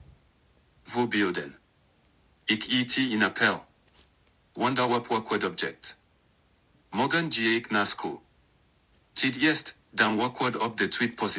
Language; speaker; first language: Dutch; non-native, learner; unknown